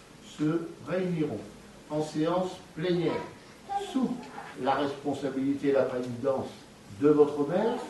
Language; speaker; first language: French; native; French